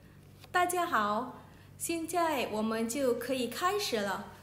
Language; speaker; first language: Chinese; non-native, learner; Malay